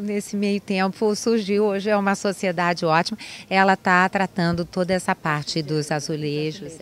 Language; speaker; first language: Portuguese; native; Portuguese